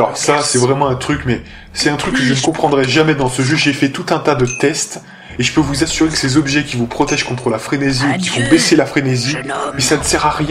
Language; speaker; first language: French; native; French